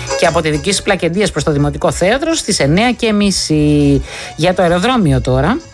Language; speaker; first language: Greek; native; Greek